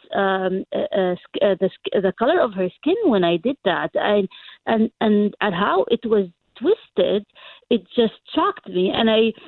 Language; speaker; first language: English; non-native, fluent; Arabic